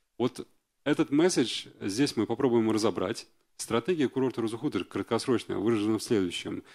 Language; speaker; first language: Russian; native; Russian